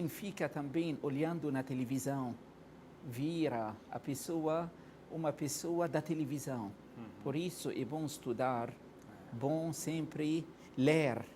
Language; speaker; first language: Portuguese; non-native, fluent; Arabic